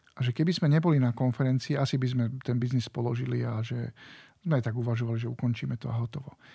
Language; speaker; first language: Slovak; native; Slovak